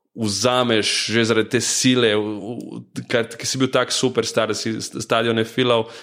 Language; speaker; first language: Slovenian; early bilingual, other home language; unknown